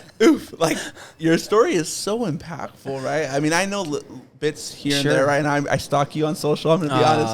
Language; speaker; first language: English; native; English